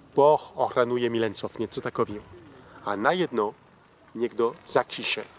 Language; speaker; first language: Czech; non-native, fluent; French